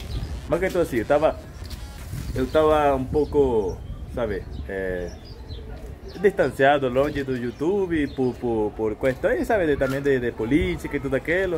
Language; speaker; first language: Portuguese; non-native, fluent; Spanish